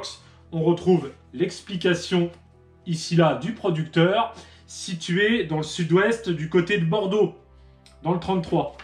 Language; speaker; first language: French; native; French